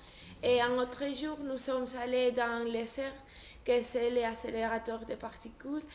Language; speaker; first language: French; non-native, learner; Spanish